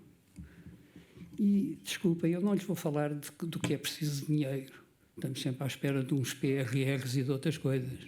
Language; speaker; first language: Portuguese; native; Portuguese